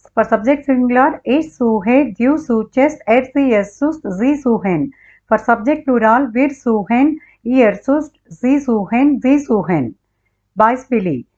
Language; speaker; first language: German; non-native, learner; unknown